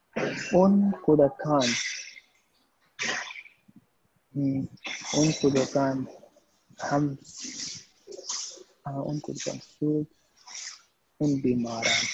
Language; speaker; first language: Persian; non-native, learner; Urdu